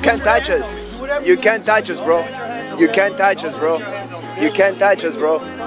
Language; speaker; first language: English; non-native, fluent; Spanish